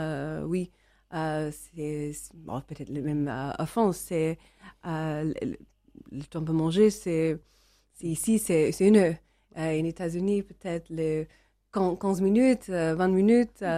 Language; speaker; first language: French; non-native, learner; English